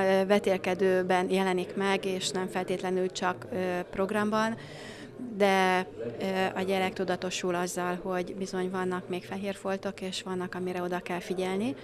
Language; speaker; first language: Hungarian; native; Hungarian